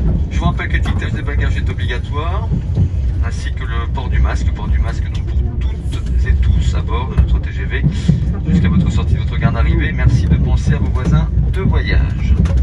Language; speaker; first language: French; native; French